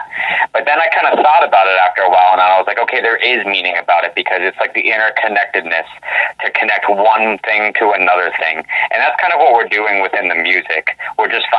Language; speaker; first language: English; native; English